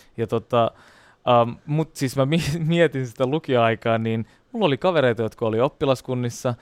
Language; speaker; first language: Finnish; non-native, fluent; Turkish